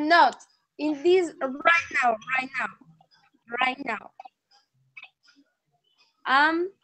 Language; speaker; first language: English; non-native, learner; Spanish